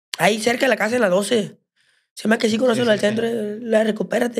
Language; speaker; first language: Spanish; native; Spanish